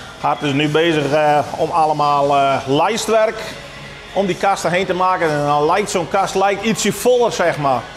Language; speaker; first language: Dutch; non-native, local second language; Western Frisian